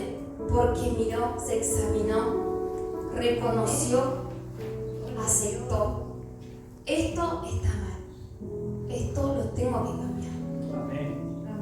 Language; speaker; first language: Spanish; native; Spanish